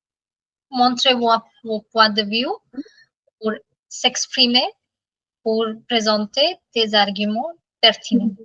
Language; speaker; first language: French; non-native, fluent; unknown